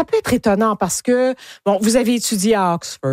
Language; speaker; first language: French; native; French